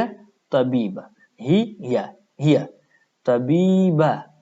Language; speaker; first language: Arabic; non-native, fluent; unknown